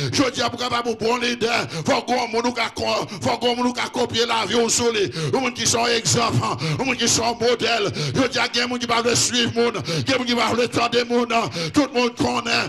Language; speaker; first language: French; native; French